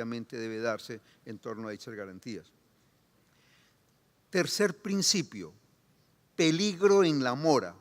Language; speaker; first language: Spanish; native; Spanish